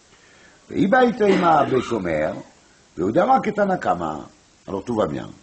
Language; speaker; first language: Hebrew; non-native, fluent; French